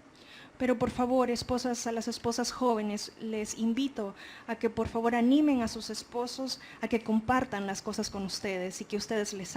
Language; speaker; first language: Spanish; native; Spanish